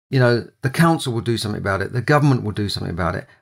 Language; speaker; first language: English; native; English